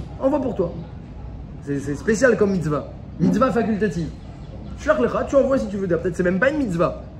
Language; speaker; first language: French; native; French